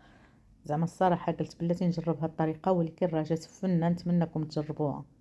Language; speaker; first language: Arabic; native; Arabic